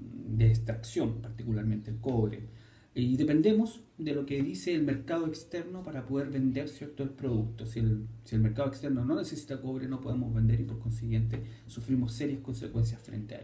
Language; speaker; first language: Spanish; native; Spanish